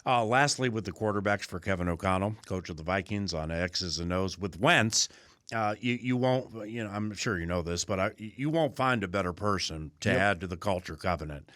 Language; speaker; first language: English; native; English